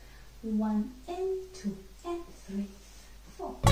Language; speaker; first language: English; non-native, fluent; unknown